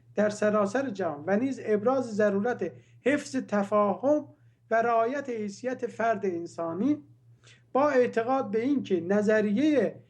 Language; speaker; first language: Persian; non-native, local second language; Azerbaijani